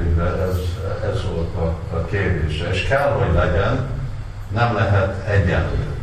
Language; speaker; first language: Hungarian; non-native, learner; Russian